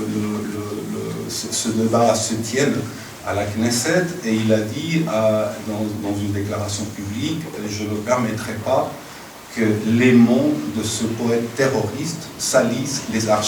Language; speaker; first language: French; non-native, fluent; Spanish